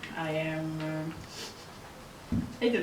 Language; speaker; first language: English; non-native, learner; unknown